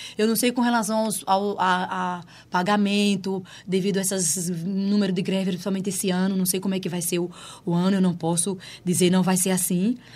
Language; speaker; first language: Portuguese; native; Portuguese